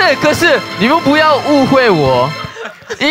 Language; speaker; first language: Chinese; non-native, fluent; Korean